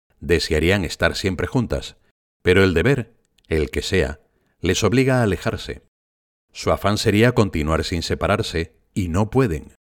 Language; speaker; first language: Spanish; native; Spanish